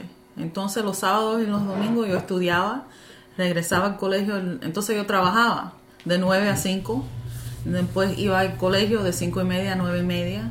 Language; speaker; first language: Spanish; early bilingual, heritage; Spanish